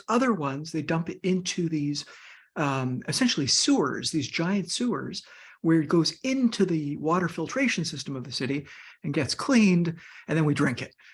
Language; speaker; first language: English; native; English